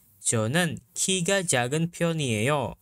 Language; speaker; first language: Korean; non-native, fluent; Indonesian